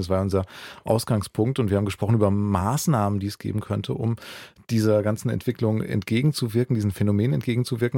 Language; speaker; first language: German; native; German